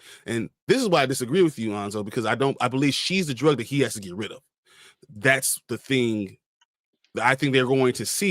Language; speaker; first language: English; native; English